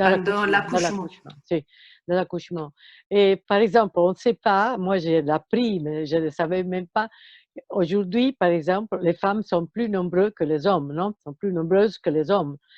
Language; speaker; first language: French; non-native, fluent; Italian